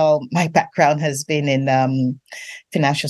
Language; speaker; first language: English; non-native, local second language; Yoruba